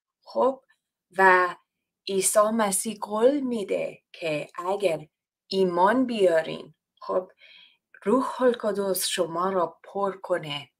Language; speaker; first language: Persian; non-native, fluent; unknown